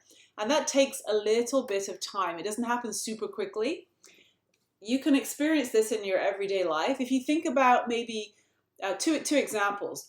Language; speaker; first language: English; native; English